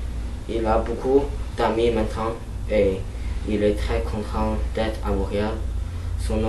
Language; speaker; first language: French; non-native, learner; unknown